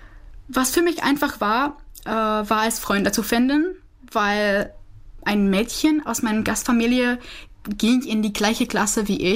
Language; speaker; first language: German; non-native, fluent; Czech